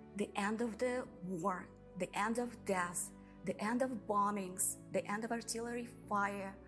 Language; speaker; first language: English; non-native, fluent; Russian